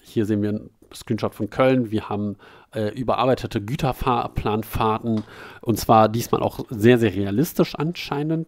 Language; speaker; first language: German; native; German